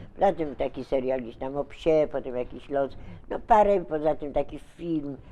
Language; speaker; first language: Polish; native; Polish